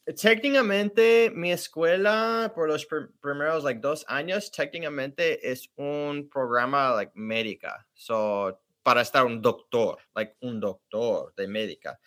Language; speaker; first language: Spanish; early bilingual, heritage; English